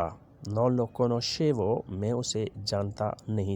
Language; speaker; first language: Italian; non-native, learner; Urdu